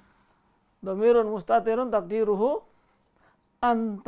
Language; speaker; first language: Arabic; non-native, fluent; Indonesian